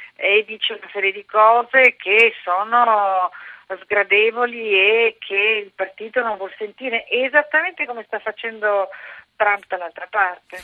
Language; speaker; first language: Italian; native; Italian